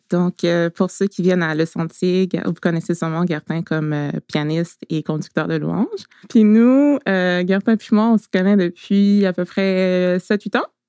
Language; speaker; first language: French; native; French